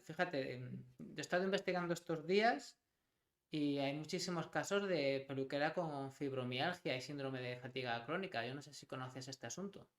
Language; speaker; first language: Spanish; native; Spanish